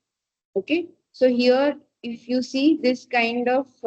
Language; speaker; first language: English; non-native, local second language; Marathi